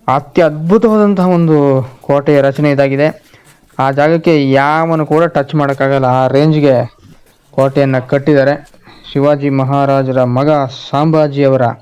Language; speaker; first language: Kannada; native; Kannada